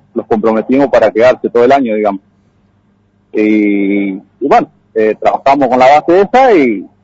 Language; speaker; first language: Spanish; native; Spanish